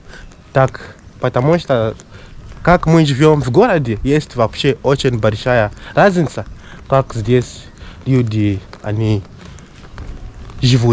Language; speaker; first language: Russian; non-native, fluent; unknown